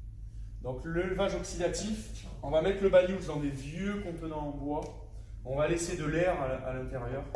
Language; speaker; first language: French; native; French